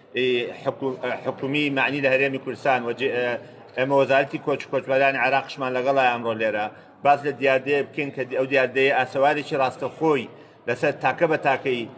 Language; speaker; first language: Central Kurdish; native; Central Kurdish